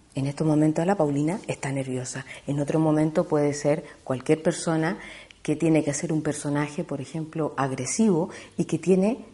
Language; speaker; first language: Spanish; native; Spanish